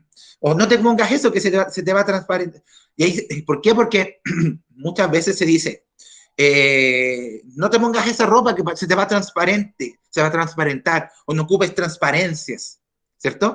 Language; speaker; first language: Spanish; native; Spanish